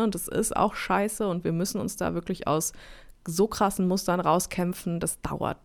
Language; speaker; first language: German; native; German